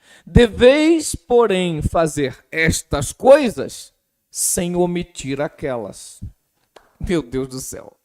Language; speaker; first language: Portuguese; native; Portuguese